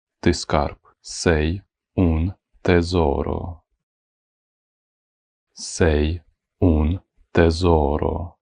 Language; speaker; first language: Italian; non-native, fluent; Ukrainian